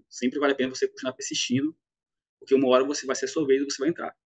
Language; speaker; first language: Portuguese; native; Portuguese